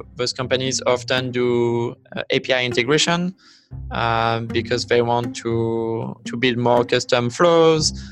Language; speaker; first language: English; non-native, fluent; French